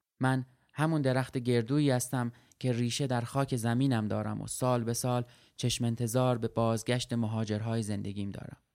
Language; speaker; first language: Persian; early bilingual, other home language; Arabic